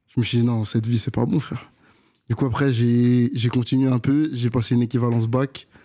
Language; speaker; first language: French; native; French